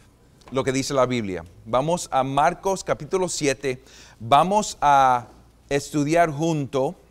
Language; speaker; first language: Spanish; non-native, fluent; English